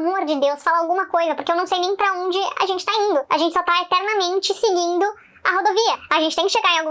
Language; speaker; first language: Portuguese; native; Portuguese